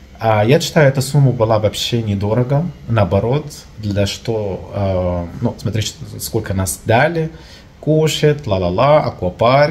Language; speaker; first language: Russian; non-native, learner; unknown